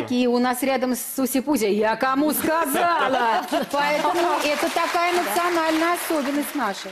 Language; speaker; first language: Russian; native; Russian